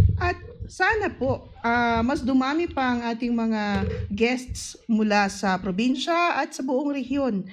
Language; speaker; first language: Filipino; native; Filipino